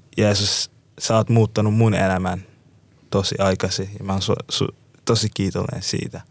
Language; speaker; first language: Finnish; native; Finnish